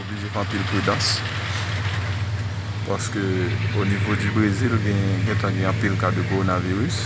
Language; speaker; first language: French; non-native, learner; Haitian Creole